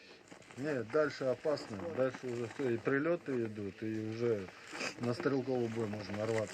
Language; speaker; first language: Russian; native; Russian